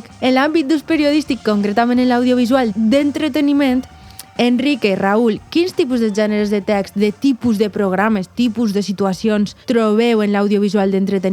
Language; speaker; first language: Catalan; native; Catalan